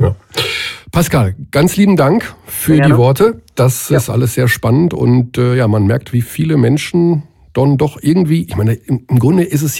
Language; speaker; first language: German; native; German